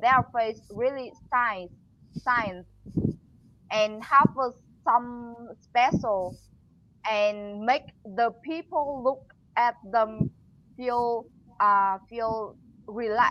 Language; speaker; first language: English; non-native, learner; Vietnamese